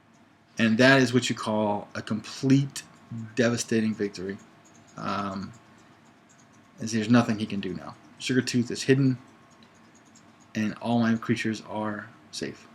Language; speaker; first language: English; native; English